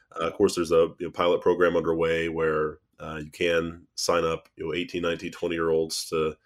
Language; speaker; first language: English; native; English